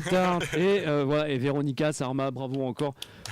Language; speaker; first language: French; native; French